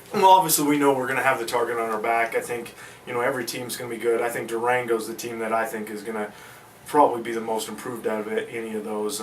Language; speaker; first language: English; native; English